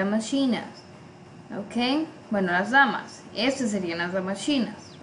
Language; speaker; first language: Spanish; native; Spanish